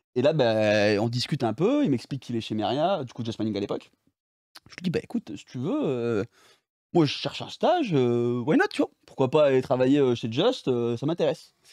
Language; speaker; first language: French; native; French